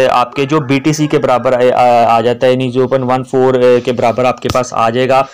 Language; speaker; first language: Urdu; non-native, local second language; Punjabi